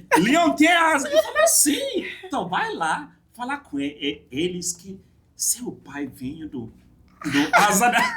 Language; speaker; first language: Portuguese; non-native, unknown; Igbo